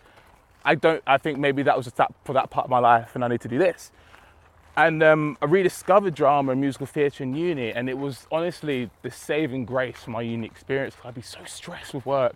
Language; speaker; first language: English; native; English